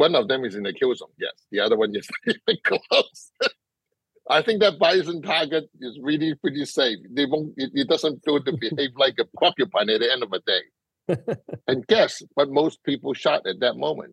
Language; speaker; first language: English; non-native, local second language; Cantonese